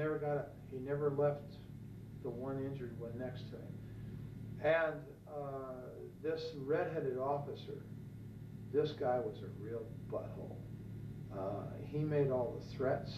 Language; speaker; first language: English; native; English